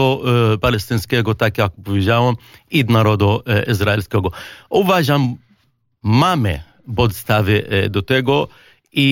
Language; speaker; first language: Polish; non-native, fluent; Arabic